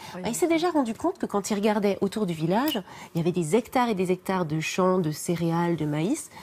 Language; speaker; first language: French; native; French